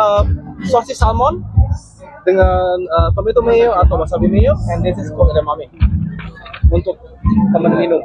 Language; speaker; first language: Indonesian; non-native, learner; English